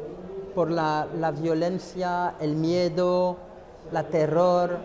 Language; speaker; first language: Spanish; non-native, fluent; French